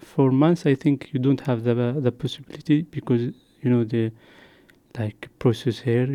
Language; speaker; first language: English; non-native, learner; Arabic